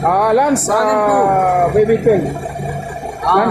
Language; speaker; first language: English; non-native, learner; Filipino